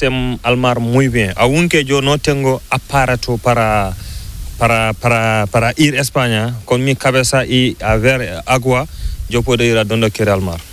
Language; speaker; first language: Spanish; non-native, learner; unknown